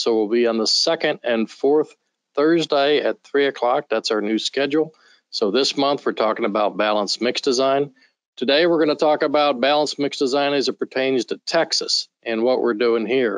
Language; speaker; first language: English; native; English